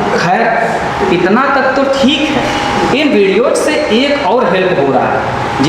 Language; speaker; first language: Hindi; native; Hindi